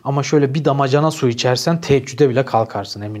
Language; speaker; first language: Turkish; native; Turkish